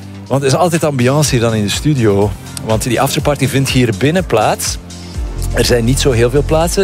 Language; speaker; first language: Dutch; native; Dutch